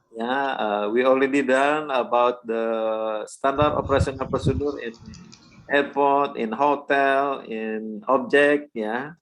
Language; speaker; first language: English; non-native, learner; Indonesian